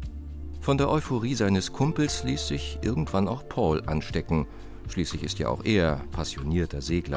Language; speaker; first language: German; native; German